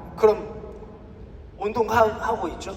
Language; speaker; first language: Korean; early bilingual, heritage; English